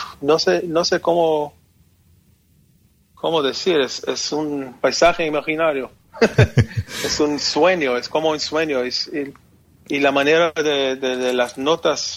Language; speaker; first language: Spanish; non-native, fluent; Hebrew